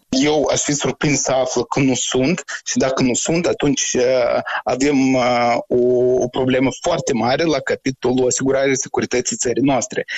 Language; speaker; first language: Romanian; native; Romanian